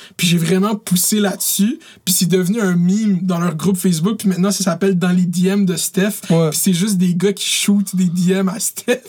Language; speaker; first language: French; early bilingual, other home language; Arabic